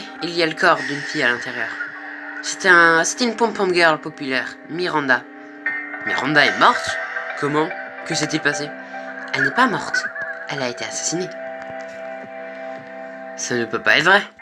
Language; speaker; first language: French; native; French